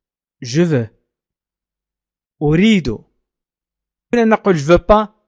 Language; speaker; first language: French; non-native, fluent; Arabic